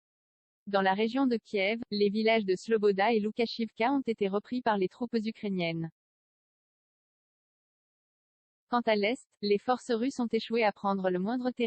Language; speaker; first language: French; native; French